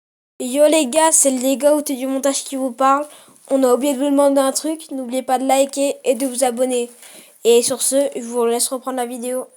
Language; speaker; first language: French; native; French